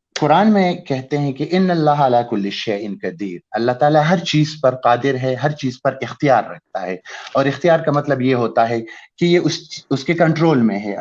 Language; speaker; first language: Urdu; non-native, local second language; Pashto